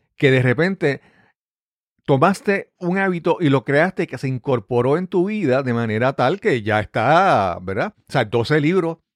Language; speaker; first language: Spanish; native; Spanish